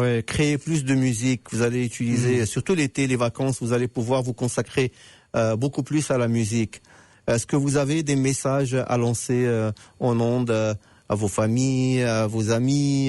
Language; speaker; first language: French; native; French